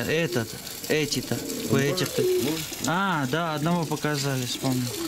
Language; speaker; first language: Russian; native; Russian